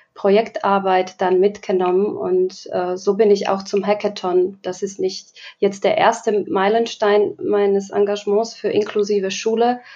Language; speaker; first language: German; non-native, fluent; Slovak